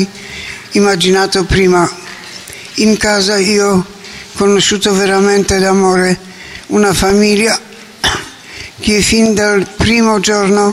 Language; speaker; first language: Italian; non-native, learner; Polish